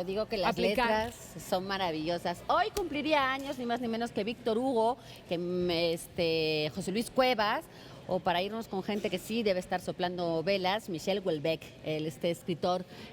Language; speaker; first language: Spanish; native; Spanish